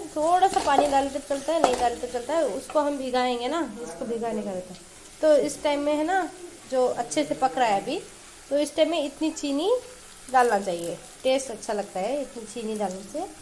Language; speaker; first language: Hindi; non-native, local second language; Urdu